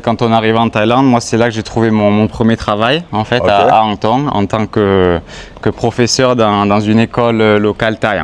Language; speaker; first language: French; native; French